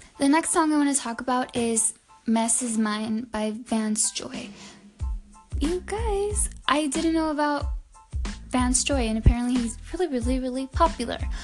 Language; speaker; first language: English; native; English